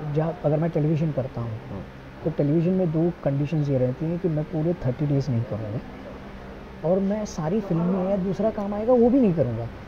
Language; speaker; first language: Hindi; non-native, local second language; Gujarati